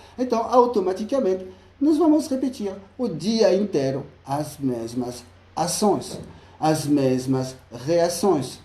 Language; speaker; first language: Portuguese; non-native, fluent; French